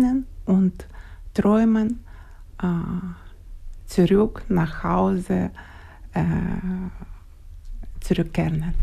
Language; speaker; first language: German; non-native, learner; Ukrainian